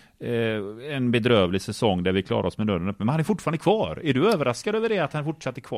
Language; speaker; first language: Swedish; native; Swedish